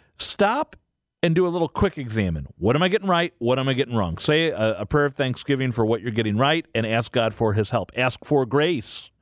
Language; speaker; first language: English; native; English